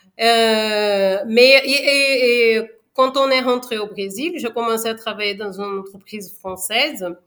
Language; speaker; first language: French; non-native, fluent; Portuguese